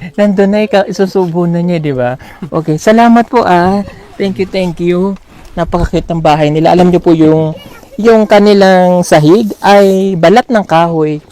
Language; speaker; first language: Filipino; non-native, local second language; Cebuano